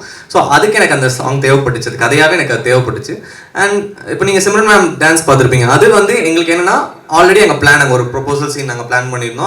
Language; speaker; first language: Tamil; native; Tamil